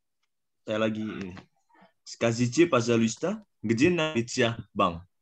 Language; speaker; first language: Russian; non-native, learner; Indonesian